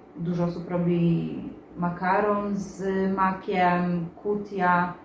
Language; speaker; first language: Polish; native; Polish